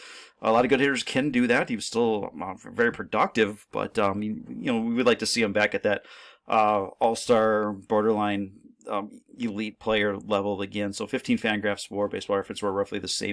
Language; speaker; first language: English; native; English